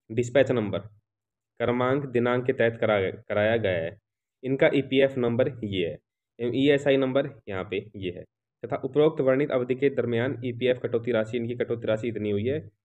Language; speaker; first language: Hindi; native; Hindi